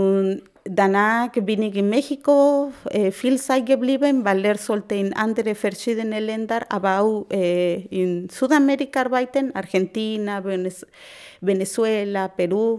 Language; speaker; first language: German; non-native, learner; Spanish